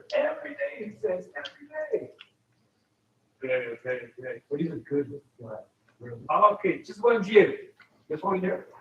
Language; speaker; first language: English; non-native, learner; Spanish